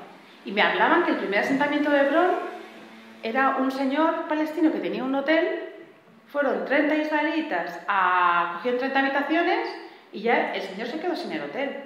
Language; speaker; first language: Spanish; native; Spanish